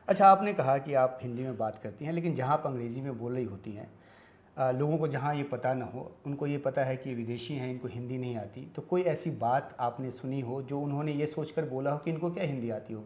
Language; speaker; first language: Hindi; native; Hindi